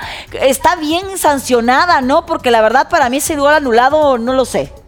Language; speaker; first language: Spanish; native; Spanish